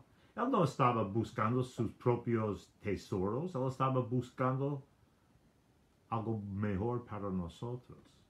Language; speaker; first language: Spanish; non-native, learner; English